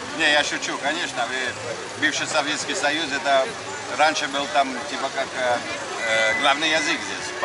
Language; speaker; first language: Russian; non-native, fluent; English